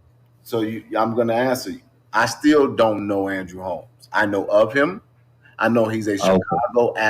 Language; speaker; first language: English; native; English